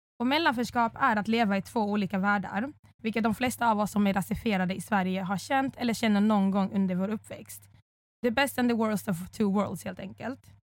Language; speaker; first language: Swedish; early bilingual, other home language; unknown